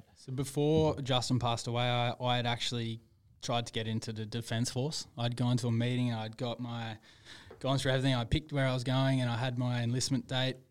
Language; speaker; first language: English; native; English